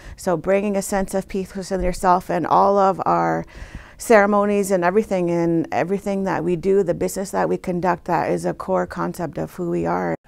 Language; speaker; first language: English; native; English